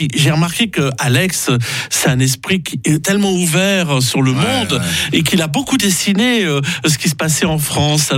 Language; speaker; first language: French; native; French